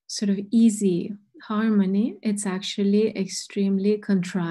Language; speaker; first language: English; non-native, fluent; Spanish